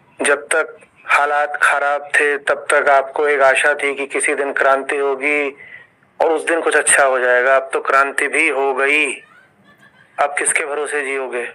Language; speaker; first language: Hindi; native; Hindi